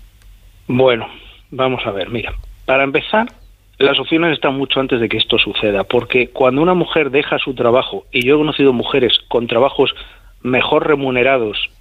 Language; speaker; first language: Spanish; native; Spanish